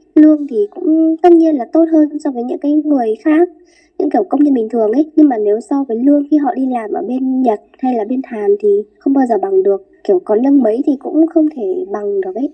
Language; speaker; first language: Vietnamese; native; Vietnamese